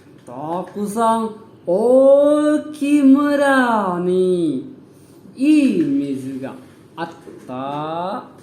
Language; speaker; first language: Japanese; non-native, learner; Balinese